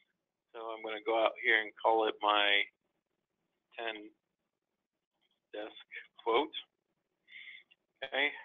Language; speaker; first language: English; native; English